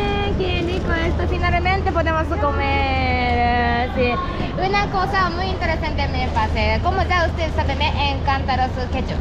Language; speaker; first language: Spanish; non-native, learner; Japanese